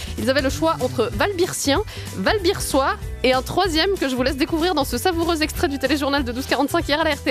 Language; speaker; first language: French; native; French